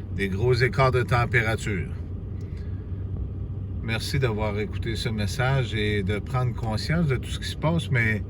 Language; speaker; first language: French; native; French